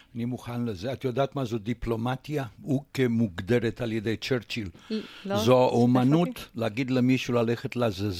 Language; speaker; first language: Hebrew; non-native, fluent; Romanian